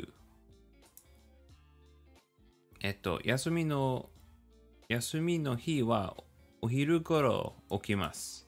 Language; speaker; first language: Japanese; non-native, learner; English